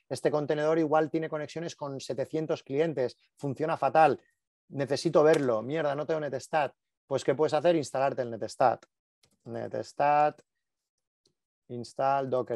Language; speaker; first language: Spanish; native; Spanish